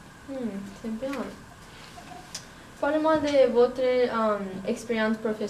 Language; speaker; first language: French; non-native, learner; English